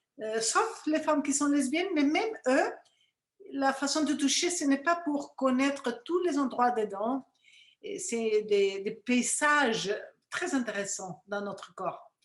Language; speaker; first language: French; non-native, fluent; Spanish